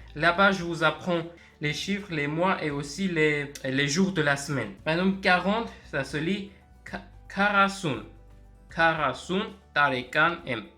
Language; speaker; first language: French; native; French